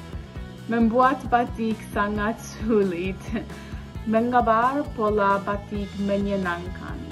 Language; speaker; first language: Indonesian; non-native, learner; English